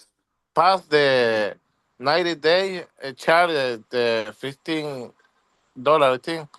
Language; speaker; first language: English; non-native, learner; Spanish